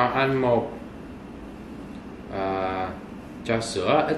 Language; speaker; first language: Vietnamese; non-native, learner; English